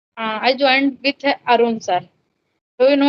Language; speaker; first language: English; non-native, learner; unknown